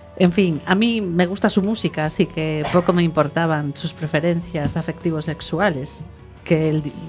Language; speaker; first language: Spanish; native; Spanish